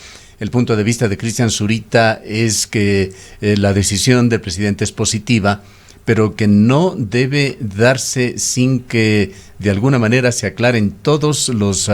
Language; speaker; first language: Spanish; native; Spanish